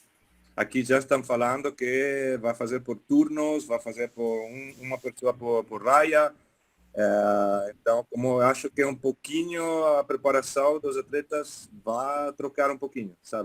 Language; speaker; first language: Portuguese; non-native, fluent; Italian